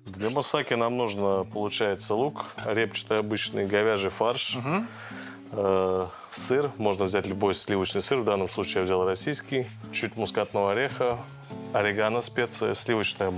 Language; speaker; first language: Russian; native; Russian